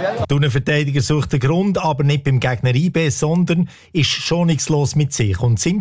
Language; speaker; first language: German; native; German